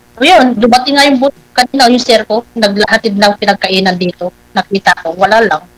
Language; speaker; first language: Filipino; non-native, local second language; Pangasinan